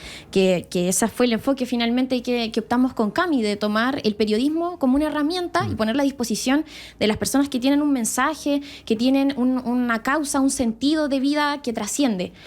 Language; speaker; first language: Spanish; native; Spanish